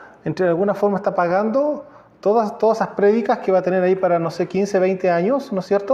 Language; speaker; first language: Spanish; native; Spanish